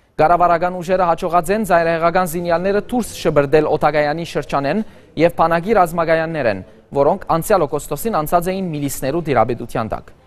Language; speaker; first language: Armenian; early bilingual, heritage; Armenian